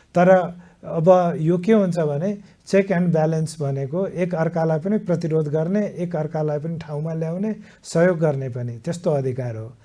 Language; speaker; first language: Nepali; native; Nepali